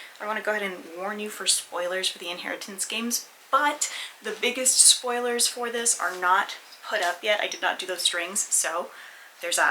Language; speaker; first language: English; native; English